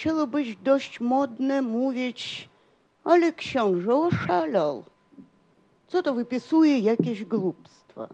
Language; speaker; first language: Polish; non-native, fluent; Russian